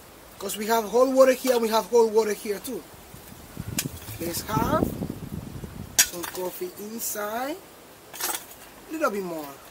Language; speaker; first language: English; non-native, fluent; Spanish